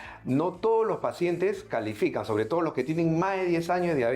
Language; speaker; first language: Spanish; native; Spanish